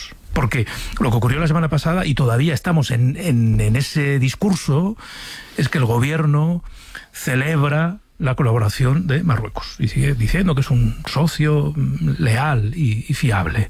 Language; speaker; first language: Spanish; native; Spanish